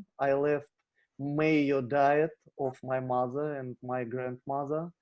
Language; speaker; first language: English; non-native, learner; Russian